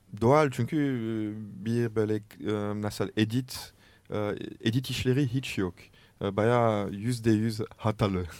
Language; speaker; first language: Turkish; non-native, learner; French